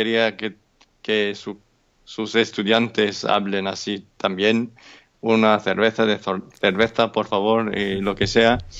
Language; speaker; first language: Spanish; non-native, fluent; English